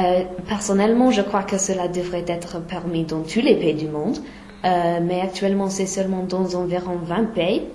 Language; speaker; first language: French; non-native, fluent; English